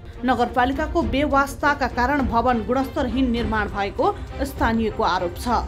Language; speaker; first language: Nepali; native; Nepali